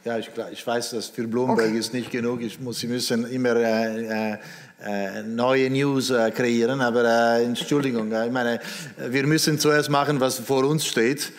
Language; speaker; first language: German; non-native, local second language; Italian